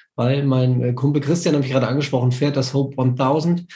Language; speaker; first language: German; native; German